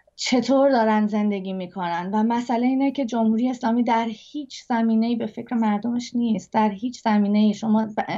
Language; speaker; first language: Persian; native; Persian